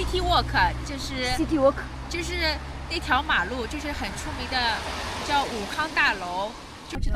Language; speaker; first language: Chinese; native; Chinese